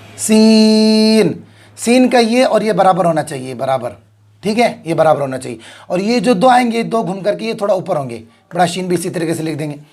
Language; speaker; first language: Hindi; native; Hindi